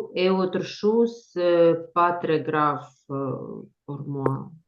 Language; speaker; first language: French; non-native, learner; Ukrainian